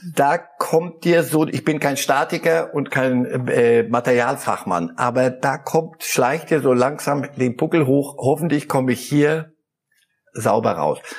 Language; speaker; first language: German; early bilingual, other home language; Polish